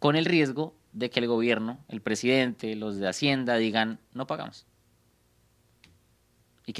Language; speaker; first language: Spanish; native; Spanish